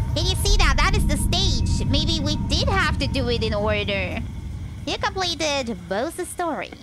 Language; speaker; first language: English; non-native, fluent; German